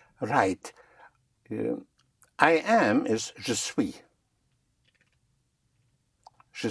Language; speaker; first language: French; non-native, fluent; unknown